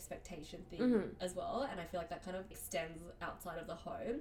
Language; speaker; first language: English; non-native, local second language; Cantonese